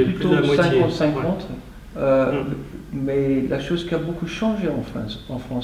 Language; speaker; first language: French; non-native, fluent; English